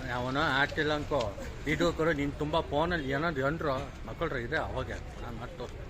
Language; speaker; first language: Kannada; native; Kannada